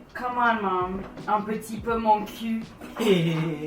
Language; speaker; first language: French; non-native, fluent; English